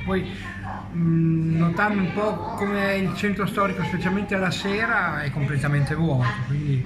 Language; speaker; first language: Italian; native; Italian